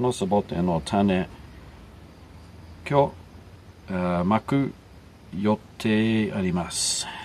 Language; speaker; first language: Japanese; non-native, learner; English